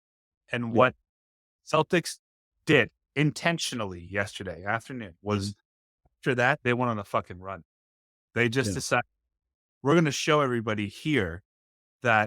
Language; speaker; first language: English; native; English